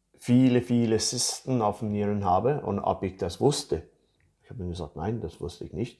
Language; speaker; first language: German; non-native, fluent; English